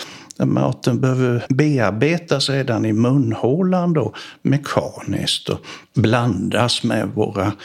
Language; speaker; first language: Swedish; native; Swedish